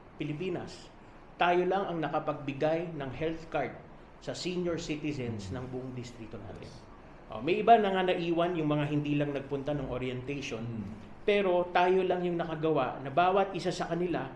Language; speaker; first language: Filipino; native; Filipino